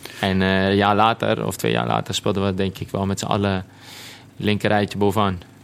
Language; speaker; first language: Dutch; non-native, fluent; Greek